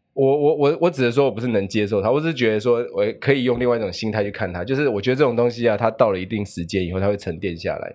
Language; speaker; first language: Chinese; native; Chinese